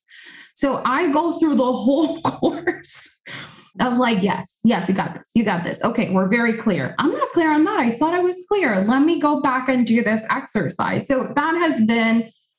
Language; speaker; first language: English; non-native, fluent; Spanish